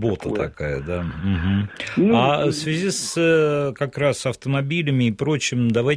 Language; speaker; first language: Russian; native; Russian